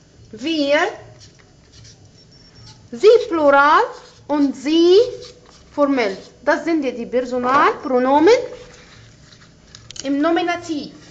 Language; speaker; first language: German; non-native, fluent; Arabic